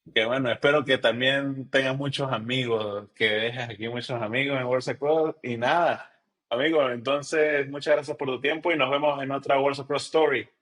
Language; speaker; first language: Spanish; native; Spanish